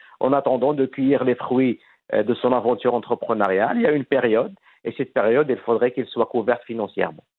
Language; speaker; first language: French; non-native, fluent; Arabic